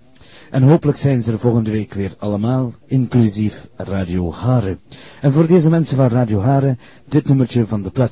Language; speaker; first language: Dutch; native; Dutch